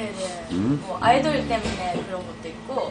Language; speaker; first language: Korean; non-native, fluent; Japanese